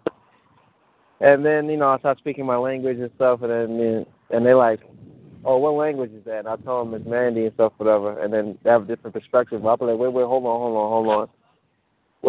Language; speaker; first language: English; early bilingual, other home language; Mandingo